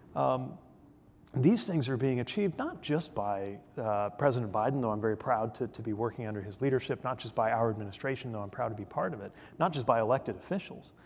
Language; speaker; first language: English; native; English